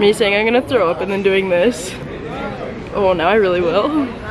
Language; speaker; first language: English; native; English